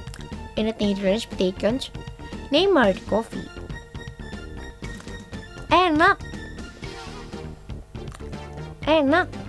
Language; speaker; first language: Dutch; non-native, learner; Indonesian